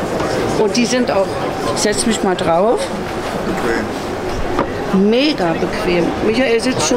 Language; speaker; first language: German; native; German